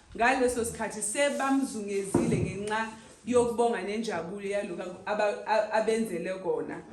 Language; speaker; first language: Zulu; native; Zulu